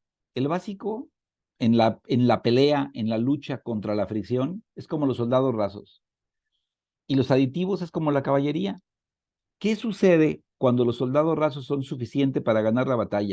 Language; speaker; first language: Spanish; native; Spanish